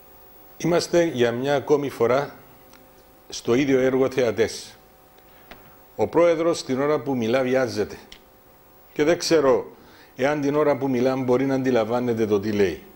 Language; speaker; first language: Greek; native; Greek